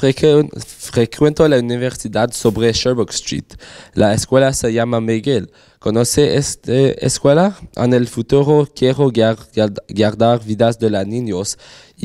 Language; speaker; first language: Spanish; non-native, learner; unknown